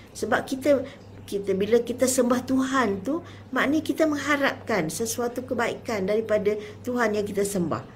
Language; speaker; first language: Malay; native; Malay